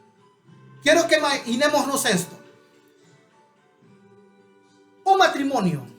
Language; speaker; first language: Spanish; native; Spanish